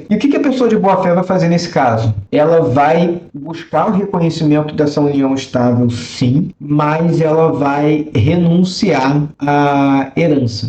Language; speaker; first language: Portuguese; native; Portuguese